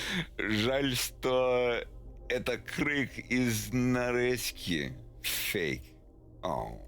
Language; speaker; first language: Russian; non-native, learner; English